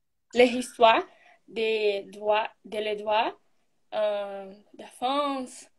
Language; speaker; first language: French; non-native, learner; Portuguese